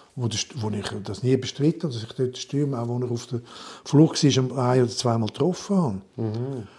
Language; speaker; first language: German; non-native, local second language; French